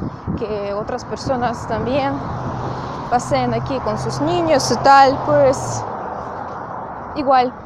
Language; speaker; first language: Spanish; non-native, fluent; Russian